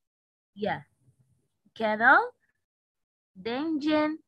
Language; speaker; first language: Indonesian; non-native, learner; Arabic